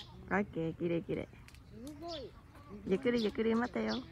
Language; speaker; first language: Japanese; non-native, learner; Vietnamese